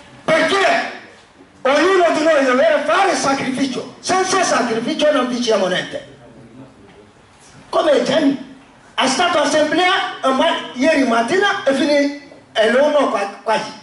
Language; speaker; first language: Italian; non-native, learner; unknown